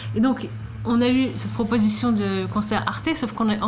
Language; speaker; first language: French; non-native, fluent; Swedish